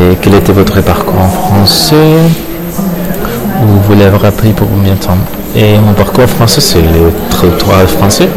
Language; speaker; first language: French; non-native, learner; Spanish